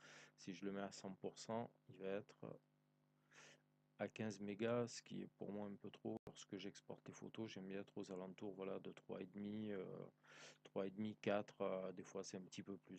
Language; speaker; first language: French; native; French